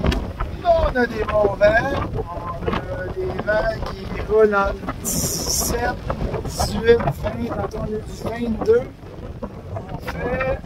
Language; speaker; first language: French; native; French